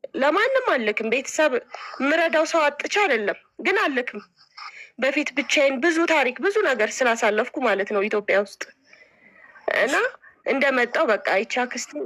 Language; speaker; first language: Amharic; native; Amharic